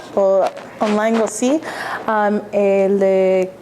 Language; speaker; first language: French; non-native, fluent; English